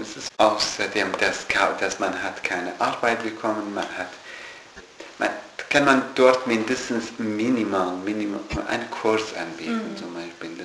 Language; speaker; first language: German; non-native, learner; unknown